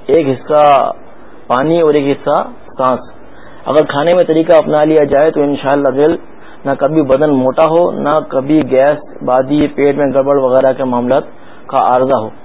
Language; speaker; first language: Urdu; native; Urdu